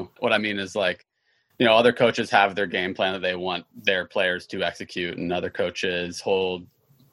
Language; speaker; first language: English; native; English